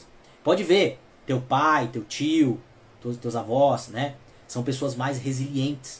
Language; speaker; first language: Portuguese; native; Portuguese